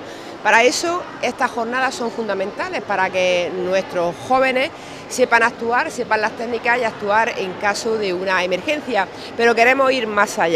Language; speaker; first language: Spanish; native; Spanish